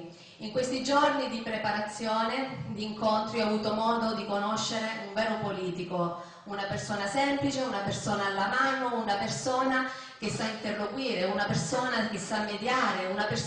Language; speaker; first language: Italian; native; Italian